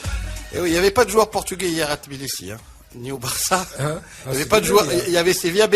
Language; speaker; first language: French; non-native, local second language; Arabic